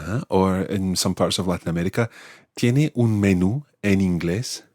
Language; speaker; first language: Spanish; non-native, fluent; English